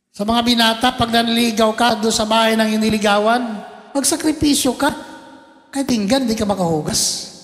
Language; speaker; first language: Filipino; non-native, local second language; Cebuano